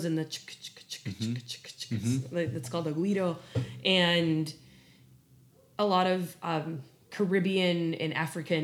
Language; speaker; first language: English; non-native, fluent; Spanish